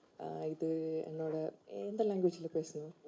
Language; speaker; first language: Tamil; non-native, learner; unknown